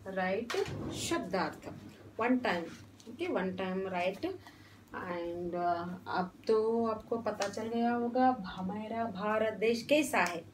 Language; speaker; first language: Hindi; non-native, local second language; Kannada